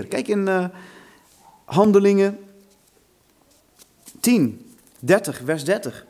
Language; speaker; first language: Dutch; non-native, fluent; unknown